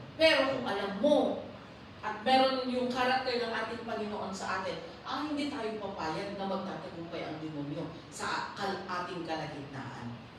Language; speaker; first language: Filipino; non-native, local second language; Iloko